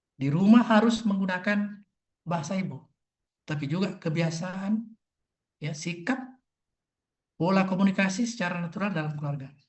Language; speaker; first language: Indonesian; non-native, local second language; Buginese